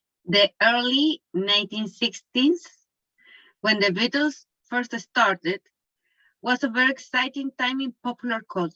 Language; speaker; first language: English; non-native, learner; Spanish